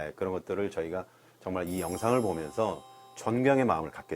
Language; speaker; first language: Korean; native; Korean